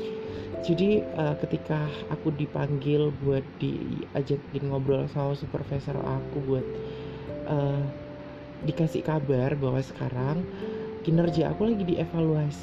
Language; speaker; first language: Indonesian; native; Indonesian